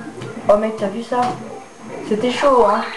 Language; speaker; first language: French; native; French